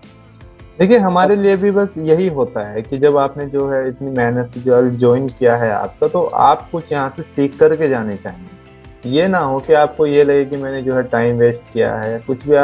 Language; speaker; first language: Hindi; native; Hindi